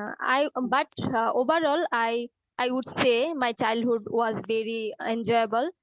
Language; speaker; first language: English; non-native, learner; Bangla